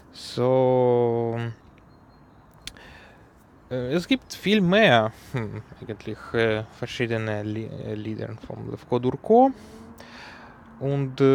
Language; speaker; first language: German; non-native, learner; Ukrainian